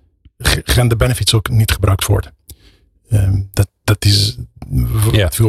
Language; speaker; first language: Dutch; non-native, fluent; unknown